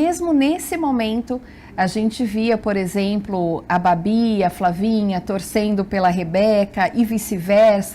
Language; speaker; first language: Portuguese; native; Portuguese